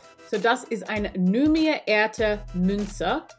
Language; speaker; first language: German; non-native, learner; English